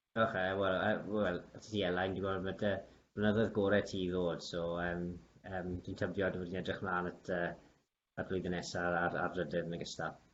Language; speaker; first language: Welsh; native; Welsh